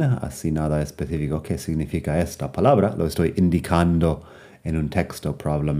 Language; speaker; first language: Spanish; non-native, fluent; English